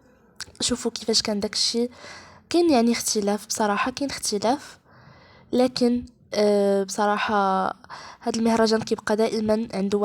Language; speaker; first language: Arabic; native; Arabic